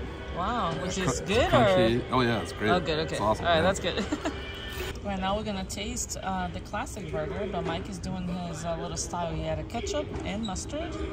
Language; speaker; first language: English; non-native, fluent; Portuguese